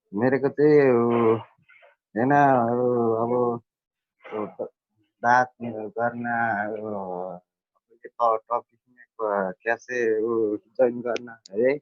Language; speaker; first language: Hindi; non-native, learner; Nepali